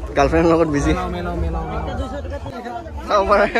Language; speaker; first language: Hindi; non-native, local second language; Assamese